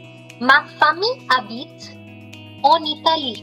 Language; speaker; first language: French; non-native, fluent; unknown